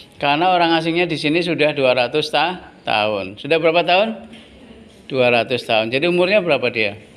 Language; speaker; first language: Indonesian; native; Indonesian